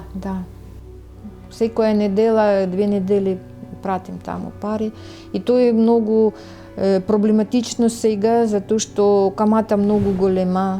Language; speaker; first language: Macedonian; non-native, learner; Russian